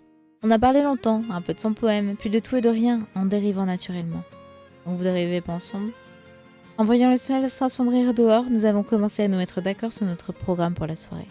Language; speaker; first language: French; native; French